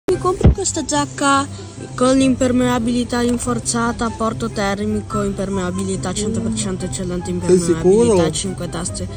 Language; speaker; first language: Italian; early bilingual, other home language; Filipino